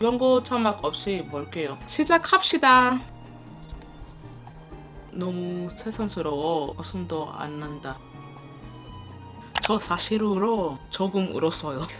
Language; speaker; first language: Korean; non-native, learner; English